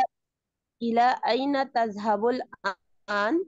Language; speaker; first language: Arabic; non-native, learner; Urdu